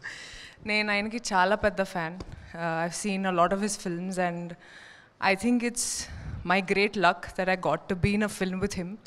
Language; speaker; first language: Telugu; non-native, learner; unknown